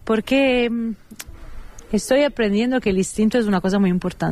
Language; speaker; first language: Spanish; non-native, fluent; Italian